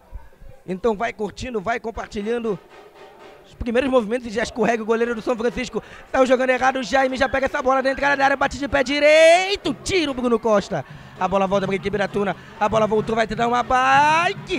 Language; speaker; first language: Portuguese; native; Portuguese